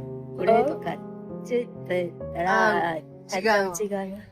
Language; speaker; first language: Japanese; non-native, learner; Vietnamese